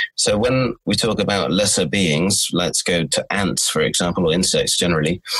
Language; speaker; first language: English; native; English